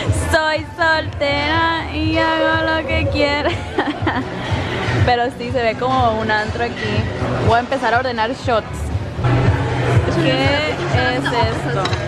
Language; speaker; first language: Spanish; early bilingual, heritage; Spanish